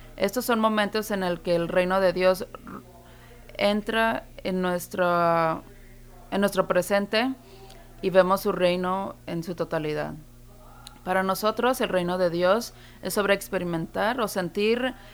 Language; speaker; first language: Spanish; non-native, fluent; English